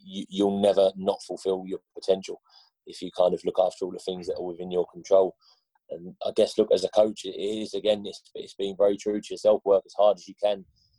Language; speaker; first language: English; native; English